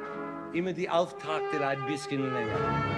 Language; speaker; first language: German; non-native, fluent; English